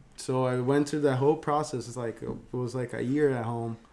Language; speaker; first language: English; non-native, fluent; Portuguese